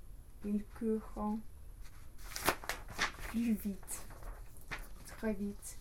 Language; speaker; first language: French; non-native, learner; English